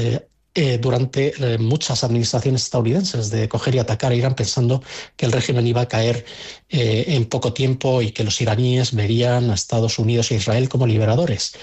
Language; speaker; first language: Spanish; native; Spanish